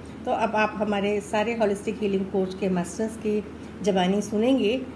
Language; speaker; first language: Hindi; native; Hindi